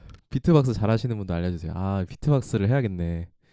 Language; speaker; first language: Korean; native; Korean